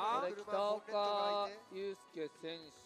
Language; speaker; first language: Japanese; native; Japanese